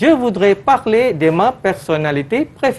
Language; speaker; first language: French; non-native, fluent; Malay